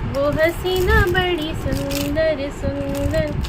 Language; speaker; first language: Hindi; non-native, local second language; Marathi